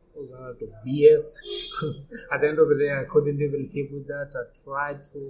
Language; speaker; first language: English; non-native, local second language; Swahili